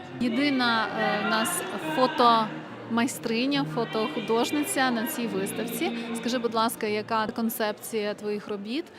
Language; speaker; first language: Ukrainian; native; Ukrainian